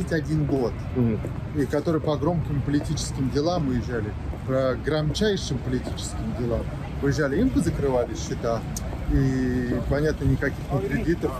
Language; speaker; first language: Russian; native; Russian